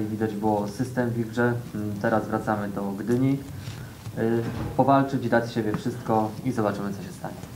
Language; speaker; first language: Polish; non-native, fluent; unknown